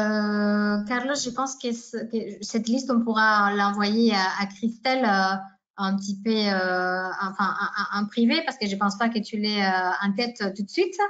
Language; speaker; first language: French; native; French